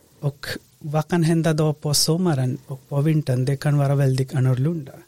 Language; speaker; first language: Swedish; non-native, fluent; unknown